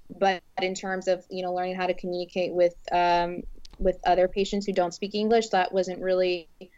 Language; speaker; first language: English; early bilingual, other home language; Spanish